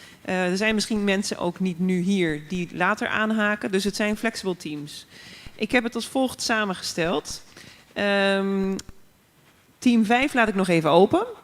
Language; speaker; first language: Dutch; native; Dutch